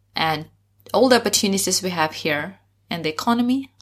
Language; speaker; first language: English; non-native, fluent; Russian